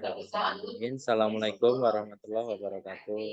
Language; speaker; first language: Indonesian; native; Indonesian